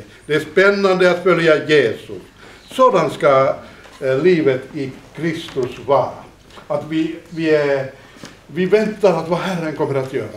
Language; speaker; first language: Swedish; non-native, fluent; Finnish